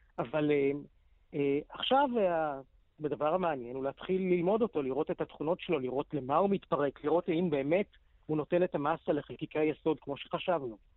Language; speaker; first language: Hebrew; native; Hebrew